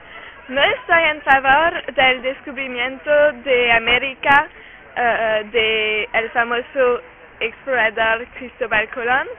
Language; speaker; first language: Spanish; non-native, learner; French